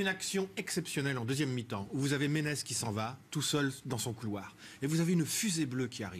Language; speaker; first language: French; native; French